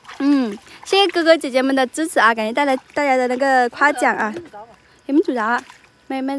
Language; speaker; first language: Chinese; non-native, local second language; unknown